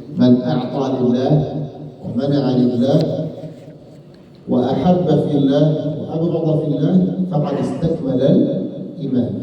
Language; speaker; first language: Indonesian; non-native, learner; Arabic